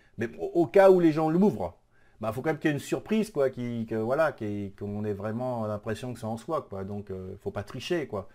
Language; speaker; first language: French; native; French